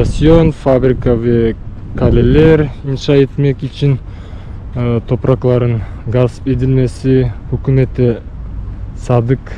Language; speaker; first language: Turkish; non-native, learner; Bashkir